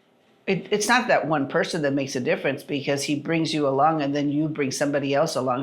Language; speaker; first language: English; native; English